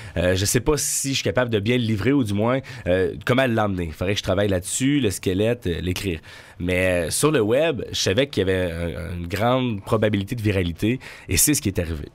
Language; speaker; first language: French; native; French